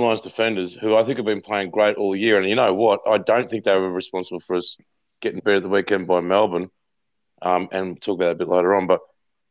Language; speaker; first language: English; native; English